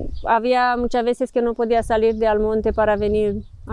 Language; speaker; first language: Spanish; non-native, fluent; Romanian